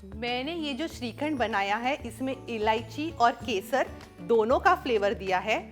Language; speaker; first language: Hindi; non-native, local second language; Marathi